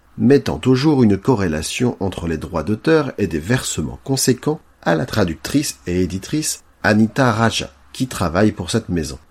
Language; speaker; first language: French; native; French